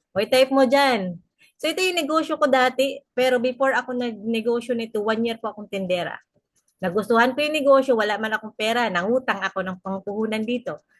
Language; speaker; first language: Filipino; non-native, local second language; Cebuano